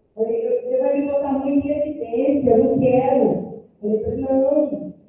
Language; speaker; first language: Portuguese; native; Portuguese